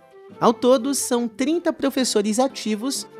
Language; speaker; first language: Portuguese; native; Portuguese